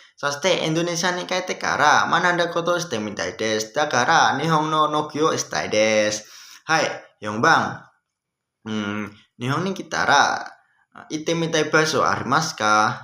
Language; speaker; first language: Japanese; non-native, learner; Indonesian